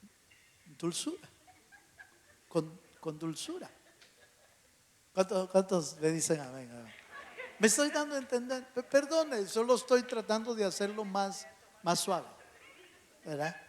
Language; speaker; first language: Spanish; native; Spanish